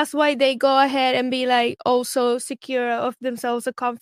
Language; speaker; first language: English; non-native, fluent; Spanish